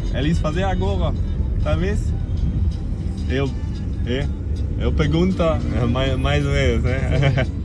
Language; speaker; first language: Portuguese; non-native, learner; German